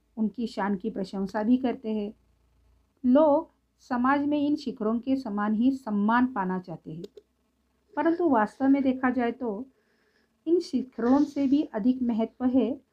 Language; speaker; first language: Hindi; non-native, local second language; Marathi